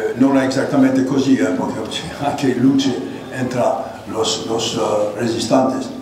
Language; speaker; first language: Italian; non-native, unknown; Greek